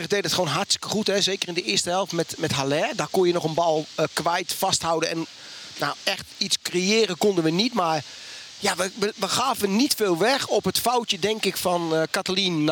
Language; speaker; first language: Dutch; native; Dutch